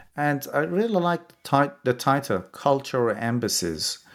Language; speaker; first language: English; non-native, fluent; Persian